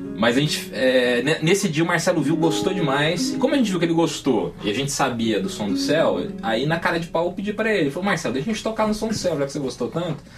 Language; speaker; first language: Portuguese; native; Portuguese